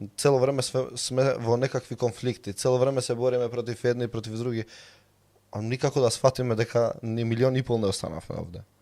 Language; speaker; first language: Macedonian; non-native, local second language; Albanian